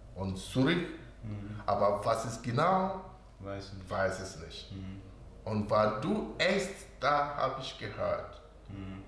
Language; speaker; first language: German; non-native, learner; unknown